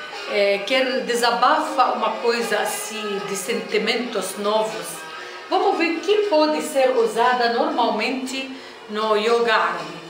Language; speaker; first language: Portuguese; non-native, fluent; Arabic